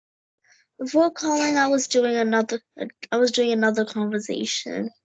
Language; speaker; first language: English; non-native, learner; Hindi